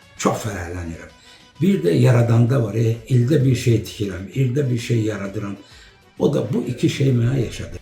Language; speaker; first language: Azerbaijani; non-native, local second language; Lezghian